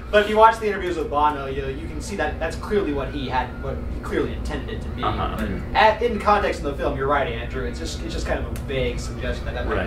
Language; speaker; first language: English; native; English